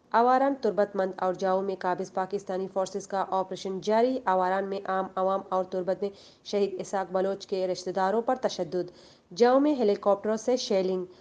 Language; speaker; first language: Urdu; non-native, local second language; Baluchi